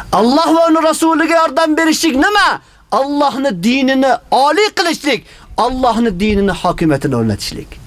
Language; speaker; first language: Uzbek; native; Uzbek